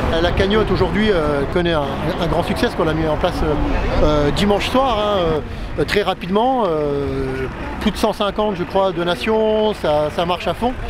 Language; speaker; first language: French; native; French